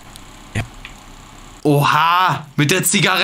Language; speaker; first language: German; native; German